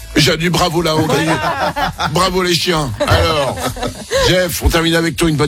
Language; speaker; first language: French; native; French